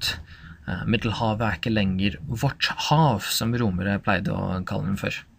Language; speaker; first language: Norwegian; non-native, fluent; English